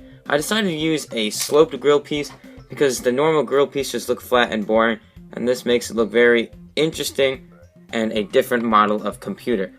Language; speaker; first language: English; native; English